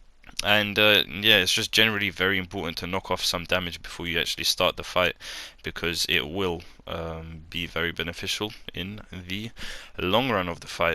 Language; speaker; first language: English; native; English